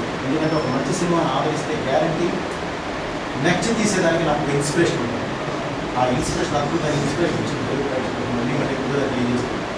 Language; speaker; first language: Telugu; native; Telugu